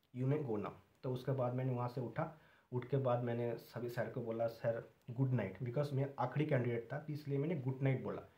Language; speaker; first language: Hindi; non-native, local second language; Bangla